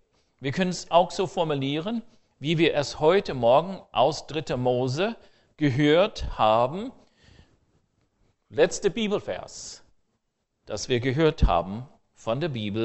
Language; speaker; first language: German; non-native, fluent; English